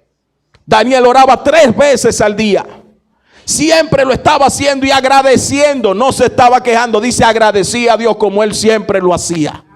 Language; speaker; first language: Spanish; native; Spanish